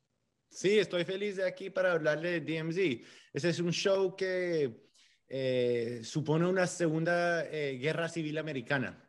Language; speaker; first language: Spanish; early bilingual, heritage; English